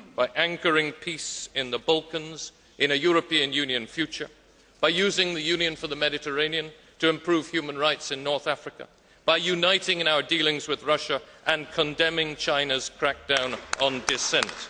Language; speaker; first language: English; native; English